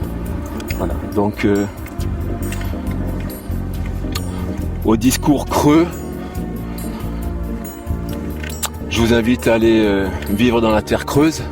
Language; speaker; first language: French; native; French